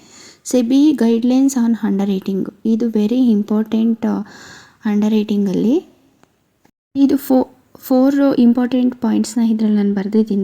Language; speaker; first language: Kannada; native; Kannada